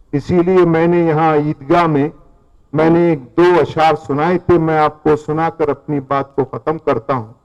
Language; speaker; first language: Urdu; native; Urdu